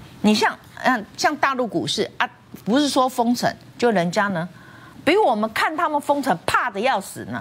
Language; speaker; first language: Chinese; native; Chinese